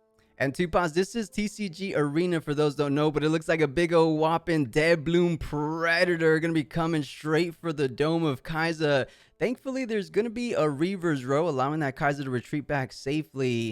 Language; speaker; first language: English; native; English